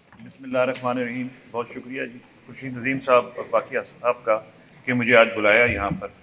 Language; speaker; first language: Urdu; non-native, local second language; Kashmiri